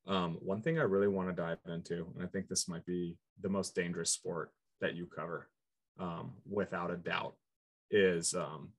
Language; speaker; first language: English; native; English